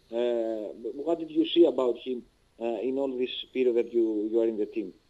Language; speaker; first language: English; non-native, learner; Greek